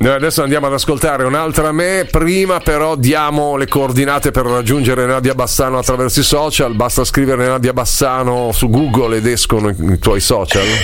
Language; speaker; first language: Italian; native; Italian